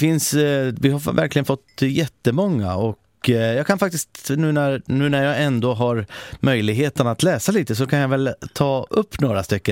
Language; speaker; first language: Swedish; native; Swedish